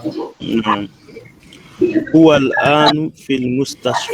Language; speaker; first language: Arabic; non-native, learner; French